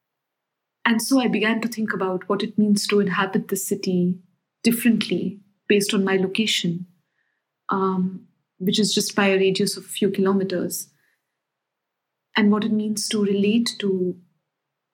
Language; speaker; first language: English; non-native, local second language; Hindi